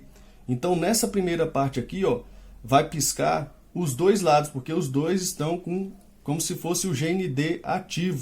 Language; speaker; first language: Portuguese; native; Portuguese